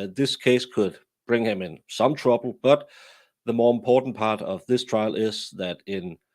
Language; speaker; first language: English; non-native, fluent; Danish